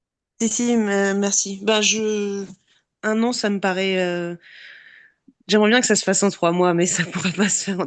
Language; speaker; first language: French; native; French